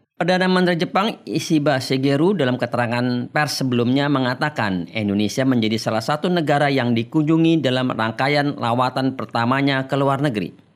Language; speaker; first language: Indonesian; native; Indonesian